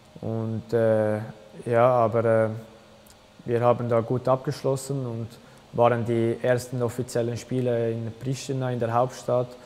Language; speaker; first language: German; early bilingual, other home language; Albanian